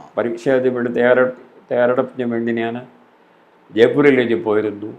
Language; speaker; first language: Malayalam; non-native, fluent; Hindi